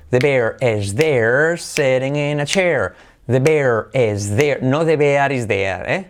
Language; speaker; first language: English; non-native, fluent; Spanish